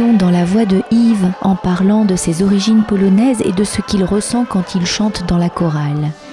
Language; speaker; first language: French; native; French